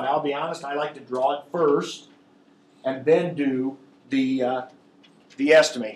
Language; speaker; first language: English; native; English